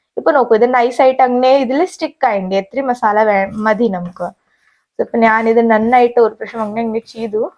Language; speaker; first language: Malayalam; non-native, learner; Hindi